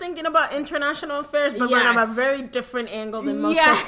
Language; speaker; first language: English; early bilingual, other home language; Spanish